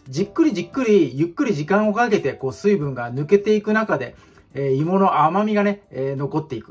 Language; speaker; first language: Japanese; native; Japanese